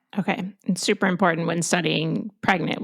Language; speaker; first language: English; native; English